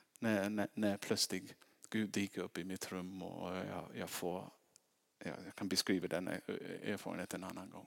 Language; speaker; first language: Swedish; non-native, fluent; English